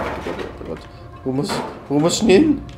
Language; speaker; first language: German; native; German